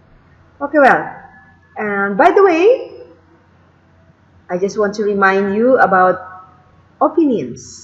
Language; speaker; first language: English; non-native, fluent; Indonesian